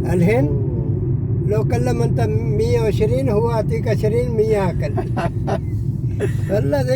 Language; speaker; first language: Arabic; non-native, learner; Hindi